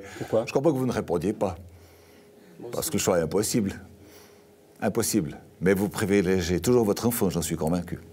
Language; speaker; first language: French; native; French